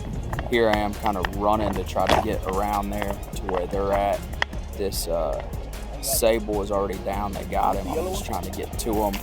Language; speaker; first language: English; native; English